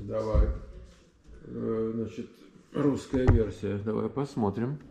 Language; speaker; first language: Russian; native; Russian